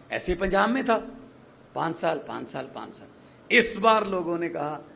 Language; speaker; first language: Hindi; non-native, local second language; Punjabi